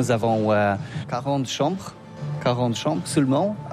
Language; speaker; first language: French; non-native, learner; Polish